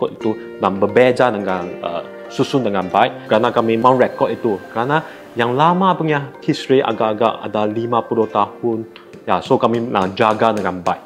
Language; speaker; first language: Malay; non-native, local second language; Chinese